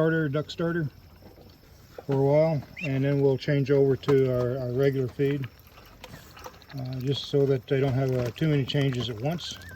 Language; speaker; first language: English; native; English